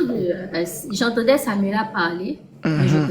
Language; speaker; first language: French; native; French